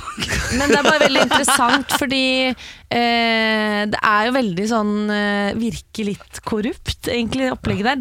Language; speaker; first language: Norwegian; native; Norwegian